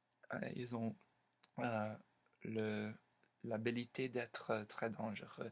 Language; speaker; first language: French; non-native, learner; English